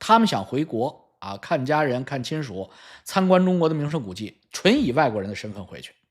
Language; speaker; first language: Chinese; native; Chinese